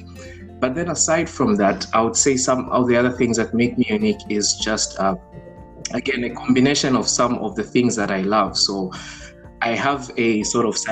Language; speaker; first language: English; non-native, local second language; Bemba